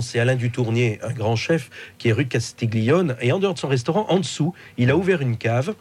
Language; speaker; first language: French; native; French